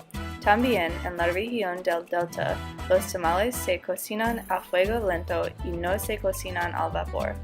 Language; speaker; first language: Spanish; non-native, learner; English